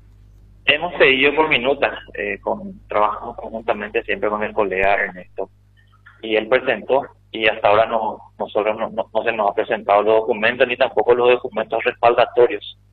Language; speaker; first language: Spanish; native; Spanish